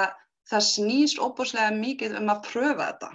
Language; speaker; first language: Icelandic; non-native, learner; German